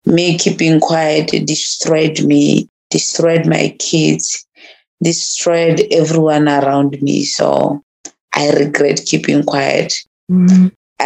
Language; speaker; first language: English; non-native, local second language; Tswana